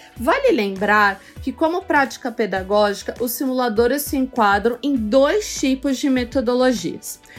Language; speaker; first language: Portuguese; native; Portuguese